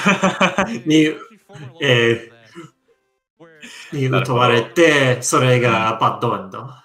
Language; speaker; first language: Japanese; non-native, learner; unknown